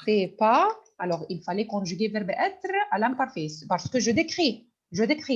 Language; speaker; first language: French; non-native, fluent; Arabic